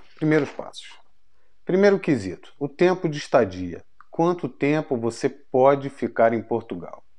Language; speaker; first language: Portuguese; native; Portuguese